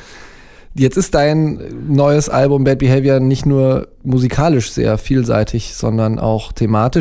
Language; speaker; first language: German; native; German